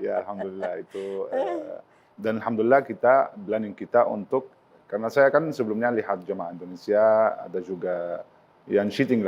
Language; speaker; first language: Indonesian; non-native, learner; Arabic